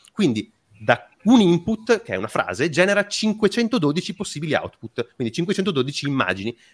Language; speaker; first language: Italian; native; Italian